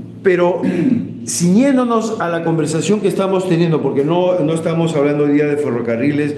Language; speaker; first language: Spanish; native; Spanish